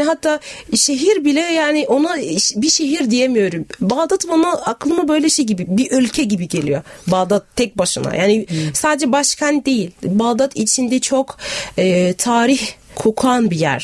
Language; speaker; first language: Turkish; non-native, fluent; Arabic